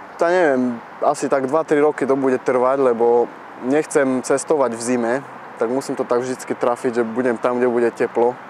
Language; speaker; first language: Slovak; early bilingual, heritage; Slovak